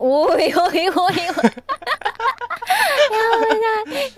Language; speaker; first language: Japanese; native; Japanese